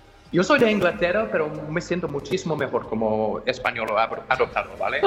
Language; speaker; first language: Spanish; non-native, fluent; English